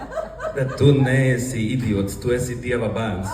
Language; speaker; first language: Latvian; early bilingual, heritage; Swedish